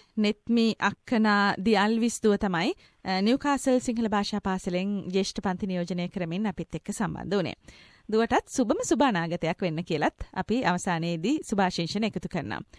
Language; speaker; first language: Sinhala; native; Sinhala